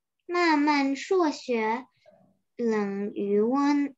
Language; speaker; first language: Chinese; early bilingual, heritage; Chinese